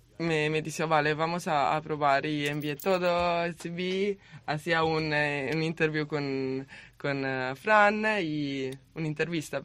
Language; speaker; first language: Spanish; non-native, learner; Italian